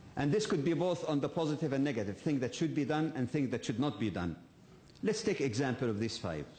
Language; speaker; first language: English; non-native, fluent; Arabic